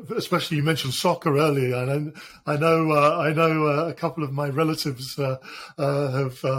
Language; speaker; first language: English; native; English